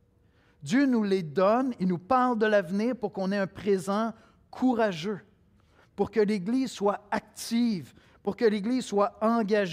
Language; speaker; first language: French; native; French